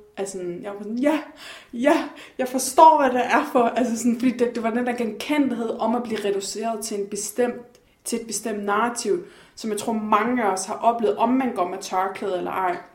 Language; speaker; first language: Danish; native; Danish